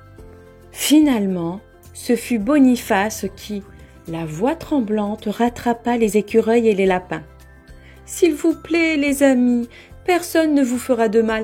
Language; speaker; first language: French; native; French